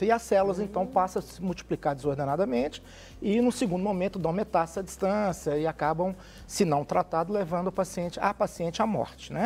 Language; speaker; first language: Portuguese; native; Portuguese